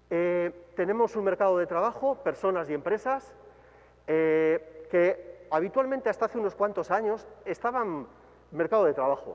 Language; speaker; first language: Spanish; native; Spanish